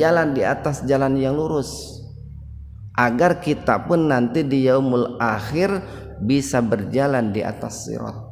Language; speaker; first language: Indonesian; native; Indonesian